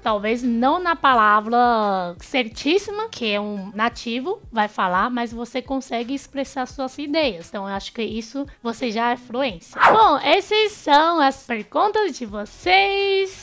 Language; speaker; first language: Portuguese; non-native, fluent; Chinese